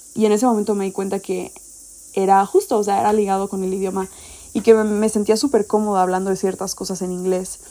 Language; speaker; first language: Spanish; native; Spanish